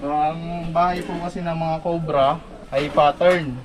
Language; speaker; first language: Filipino; native; Filipino